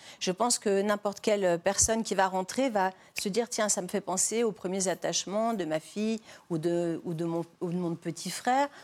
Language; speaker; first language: French; native; French